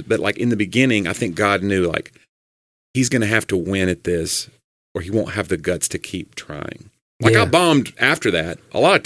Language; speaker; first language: English; native; English